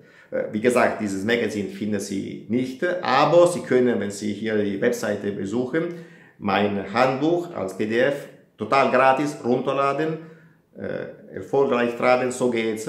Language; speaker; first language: German; non-native, fluent; Italian